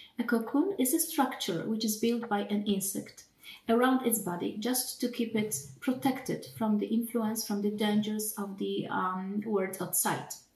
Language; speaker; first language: English; non-native, fluent; Polish